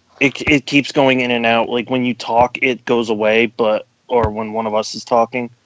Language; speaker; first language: English; native; English